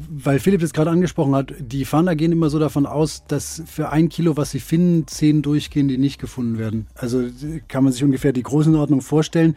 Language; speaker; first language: German; native; German